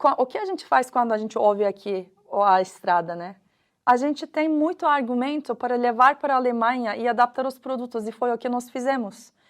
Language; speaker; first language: Portuguese; non-native, fluent; Turkish